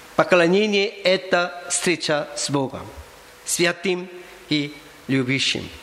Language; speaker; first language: Russian; non-native, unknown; Korean